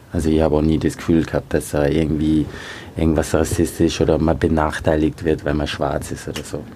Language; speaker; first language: German; early bilingual, other home language; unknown